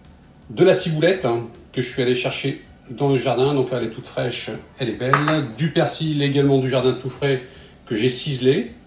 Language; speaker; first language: French; native; French